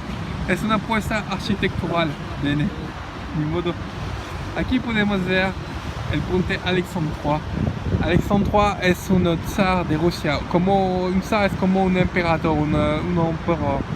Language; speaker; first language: Spanish; non-native, learner; French